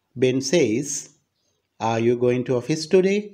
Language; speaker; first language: English; non-native, local second language; Sinhala